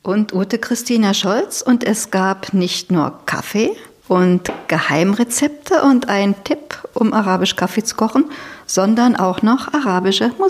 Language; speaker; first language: German; native; German